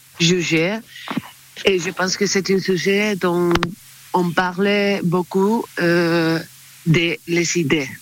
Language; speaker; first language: French; non-native, learner; Spanish